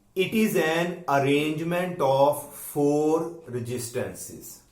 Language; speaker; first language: English; non-native, local second language; Punjabi